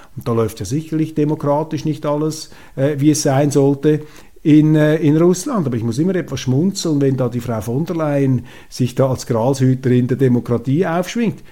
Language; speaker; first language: German; native; German